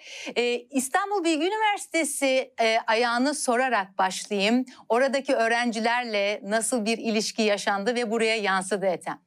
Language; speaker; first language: Turkish; native; Turkish